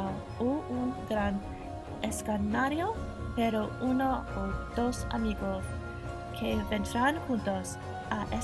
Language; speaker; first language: Spanish; non-native, learner; English